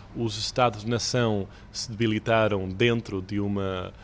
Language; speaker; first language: Portuguese; early bilingual, heritage; Portuguese